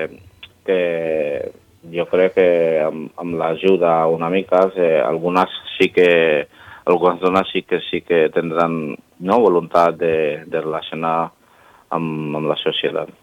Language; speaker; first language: Catalan; non-native, learner; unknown